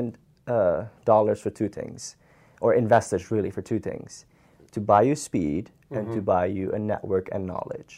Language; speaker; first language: English; non-native, fluent; Dutch